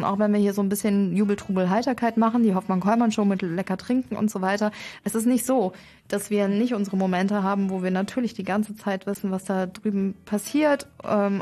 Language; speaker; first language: German; native; German